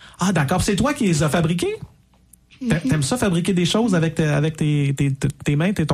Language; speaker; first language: French; native; French